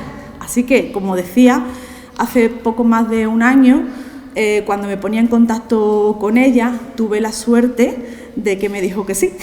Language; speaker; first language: Spanish; native; Spanish